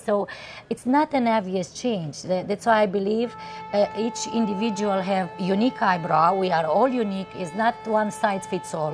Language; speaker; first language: English; non-native, fluent; Romanian